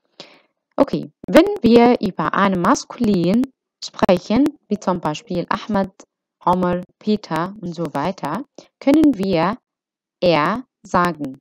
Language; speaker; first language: German; non-native, fluent; Arabic